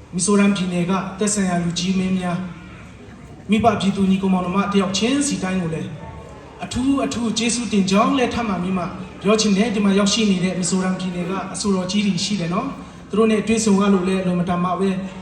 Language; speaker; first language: Burmese; non-native, local second language; Hakha Chin